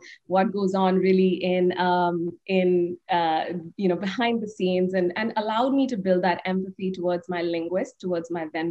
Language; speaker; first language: English; non-native, local second language; Hindi